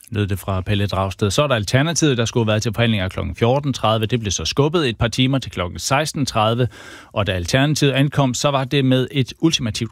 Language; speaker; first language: Danish; native; Danish